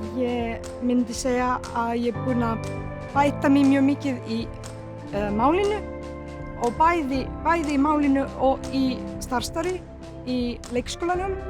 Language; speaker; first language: Icelandic; non-native, learner; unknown